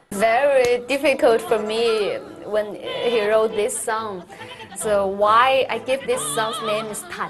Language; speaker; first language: English; non-native, learner; Chinese